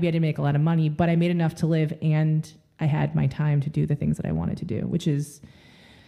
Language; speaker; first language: English; native; English